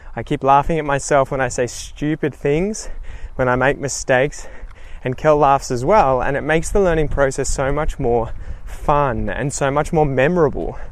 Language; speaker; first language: English; native; English